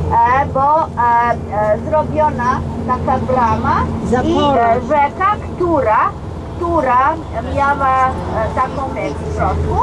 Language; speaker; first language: Polish; non-native, learner; Serbian